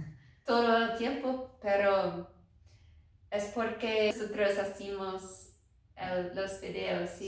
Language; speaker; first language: Spanish; non-native, learner; English